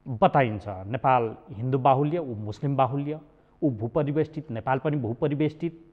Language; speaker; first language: Nepali; native; Nepali